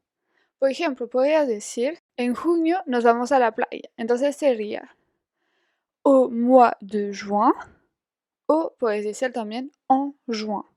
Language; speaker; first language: Spanish; non-native, fluent; French